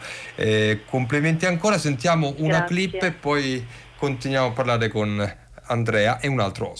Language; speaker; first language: Italian; native; Italian